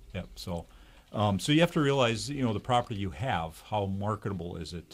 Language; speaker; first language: English; native; English